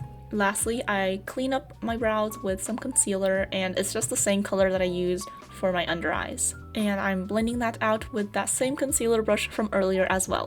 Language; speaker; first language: English; native; English